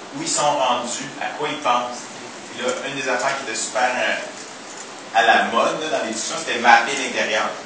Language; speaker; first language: French; native; French